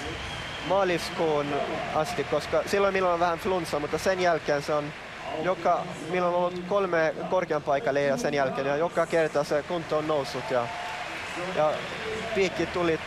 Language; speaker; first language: Finnish; non-native, local second language; Swedish